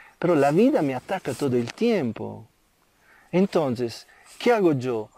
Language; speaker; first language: Spanish; non-native, fluent; Italian